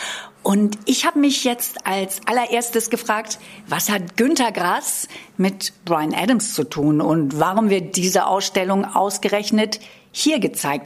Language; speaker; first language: German; native; German